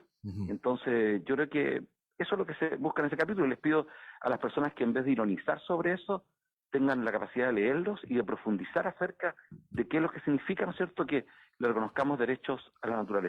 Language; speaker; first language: Spanish; native; Spanish